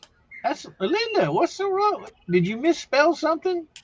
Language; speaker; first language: English; native; English